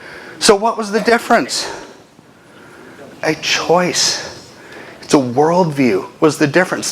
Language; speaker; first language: English; native; English